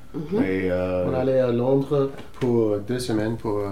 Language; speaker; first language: French; non-native, learner; English